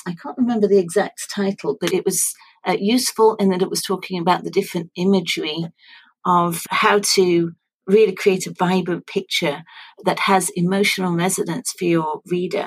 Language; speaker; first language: English; native; English